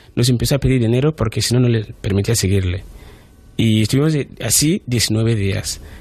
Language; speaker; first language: Spanish; non-native, fluent; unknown